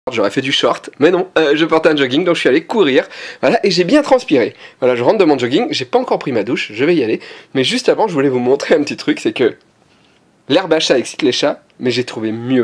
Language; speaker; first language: French; native; French